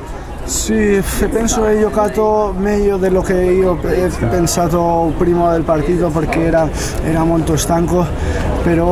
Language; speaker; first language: Italian; non-native, learner; Spanish